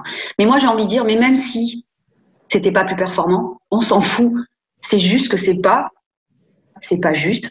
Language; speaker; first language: French; native; French